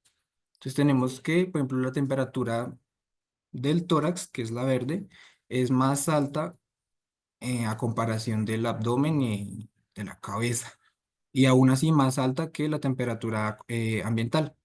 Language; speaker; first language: Spanish; native; Spanish